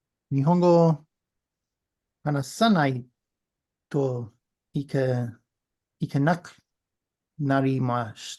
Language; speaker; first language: Japanese; non-native, learner; English